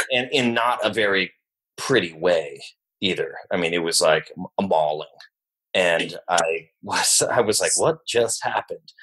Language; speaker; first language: English; native; English